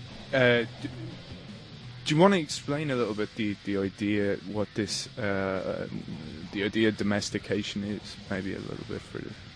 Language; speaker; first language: English; native; English